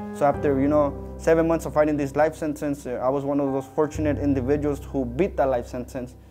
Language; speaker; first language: English; native; English